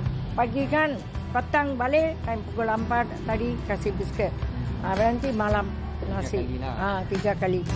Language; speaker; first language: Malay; non-native, local second language; Tamil